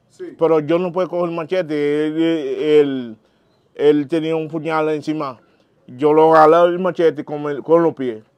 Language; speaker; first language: Spanish; non-native, learner; Haitian Creole